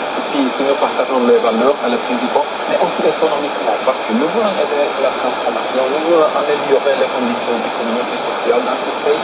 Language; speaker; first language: French; non-native, fluent; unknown